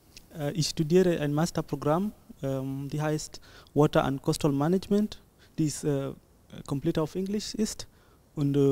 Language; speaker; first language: German; non-native, learner; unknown